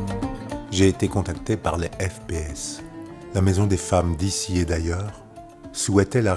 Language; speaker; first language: French; native; French